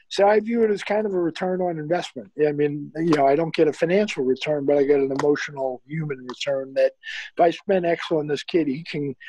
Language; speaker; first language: English; native; English